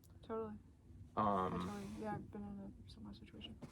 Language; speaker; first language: English; native; English